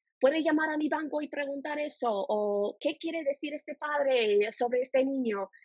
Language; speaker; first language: Spanish; non-native, fluent; English